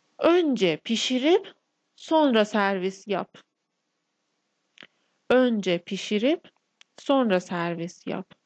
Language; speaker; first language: Turkish; non-native, fluent; Persian